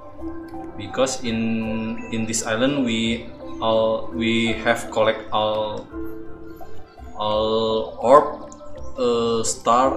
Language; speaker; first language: English; non-native, learner; Indonesian